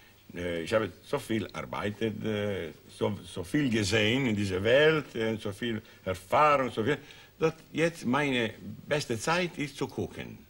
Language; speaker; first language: German; non-native, learner; Italian